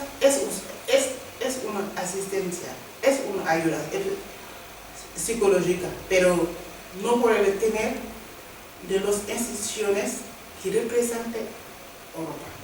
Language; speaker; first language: Spanish; non-native, learner; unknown